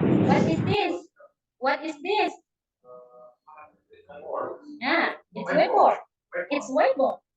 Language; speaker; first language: English; non-native, learner; Indonesian